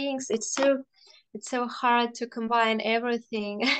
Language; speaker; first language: English; non-native, fluent; Russian